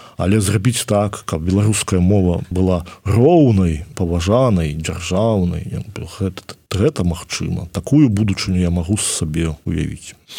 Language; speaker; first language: Belarusian; native; Belarusian